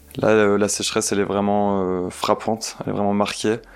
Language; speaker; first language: French; native; French